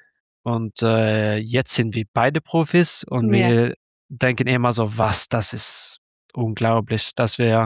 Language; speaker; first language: German; non-native, learner; Norwegian